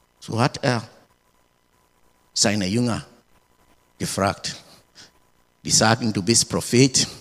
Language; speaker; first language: German; non-native, learner; English